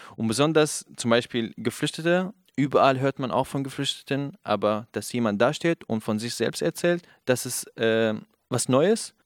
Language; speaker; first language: German; non-native, fluent; Kurdish